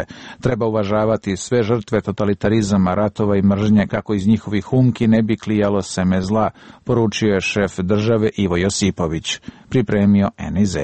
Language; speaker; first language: Serbian; native; Serbian